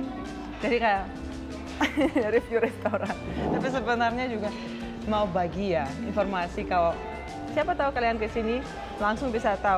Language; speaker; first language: Indonesian; non-native, fluent; Russian